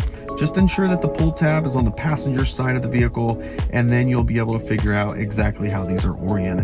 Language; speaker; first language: English; native; English